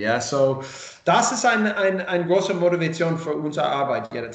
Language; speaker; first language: German; non-native, learner; English